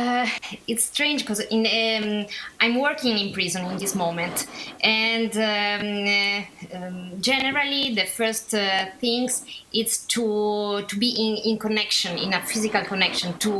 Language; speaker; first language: English; non-native, learner; Italian